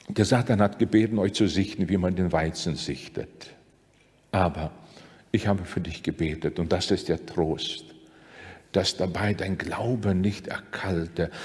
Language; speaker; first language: German; non-native, fluent; Latvian